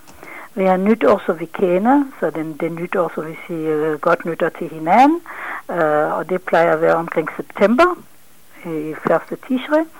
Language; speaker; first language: Danish; non-native, fluent; Hebrew